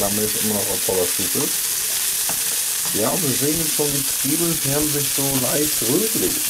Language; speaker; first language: German; native; German